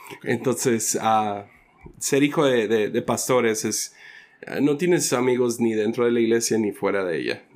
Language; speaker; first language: Spanish; early bilingual, other home language; English